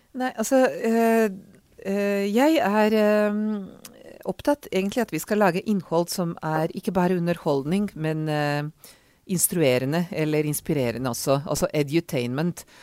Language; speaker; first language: Norwegian; non-native, fluent; Hungarian